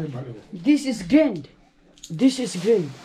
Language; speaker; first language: English; non-native, learner; Nepali